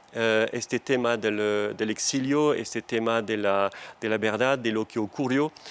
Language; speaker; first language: Spanish; non-native, fluent; French